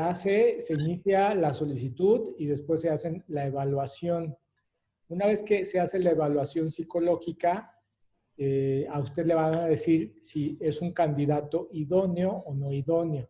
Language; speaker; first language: Spanish; native; Spanish